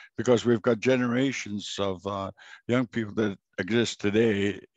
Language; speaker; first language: English; non-native, fluent; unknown